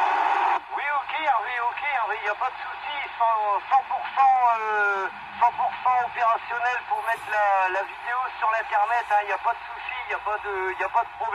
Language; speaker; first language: French; native; French